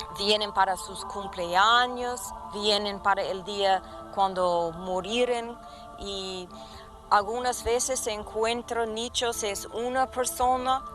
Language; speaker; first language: Spanish; non-native, fluent; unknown